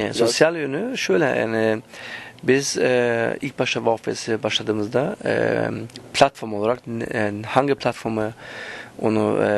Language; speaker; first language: Turkish; early bilingual, heritage; Turkish